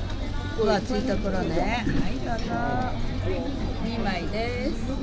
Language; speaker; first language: Japanese; native; Japanese